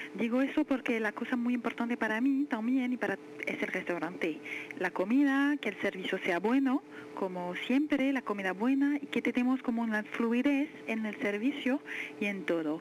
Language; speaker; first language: Spanish; non-native, fluent; French